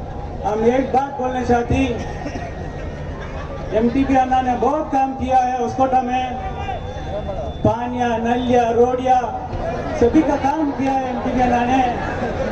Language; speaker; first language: Hindi; non-native, local second language; Kannada